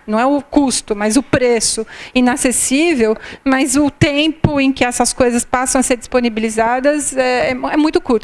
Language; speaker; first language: Portuguese; native; Portuguese